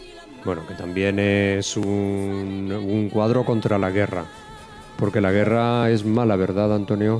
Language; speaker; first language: Spanish; native; Spanish